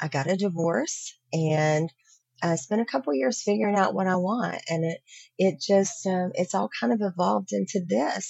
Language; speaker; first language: English; native; English